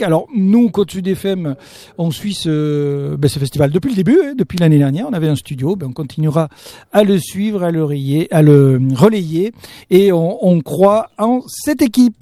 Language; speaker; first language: French; native; French